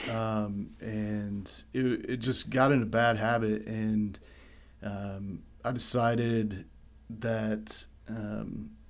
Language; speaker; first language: English; native; English